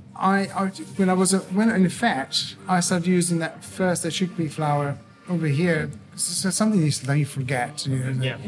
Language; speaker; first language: English; non-native, fluent; Italian